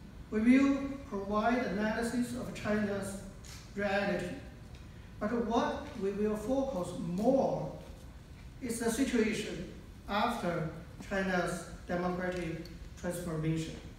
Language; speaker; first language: English; non-native, fluent; Chinese